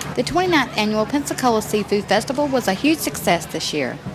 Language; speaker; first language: English; native; English